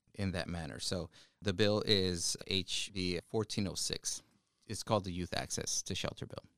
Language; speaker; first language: English; early bilingual, other home language; Spanish